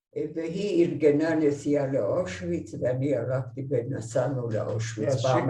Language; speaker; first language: Hebrew; non-native, fluent; Hungarian